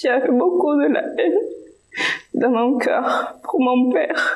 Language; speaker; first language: French; non-native, fluent; Spanish